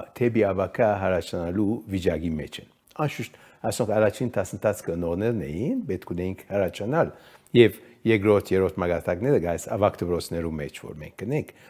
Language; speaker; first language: Armenian; early bilingual, heritage; Armenian